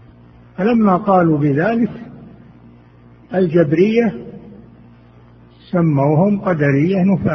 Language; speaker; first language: Arabic; native; Arabic